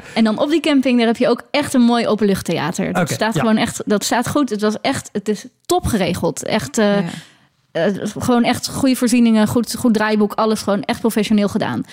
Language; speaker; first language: Dutch; native; Dutch